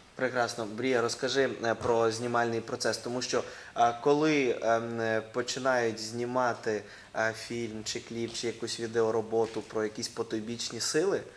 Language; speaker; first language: Ukrainian; native; Ukrainian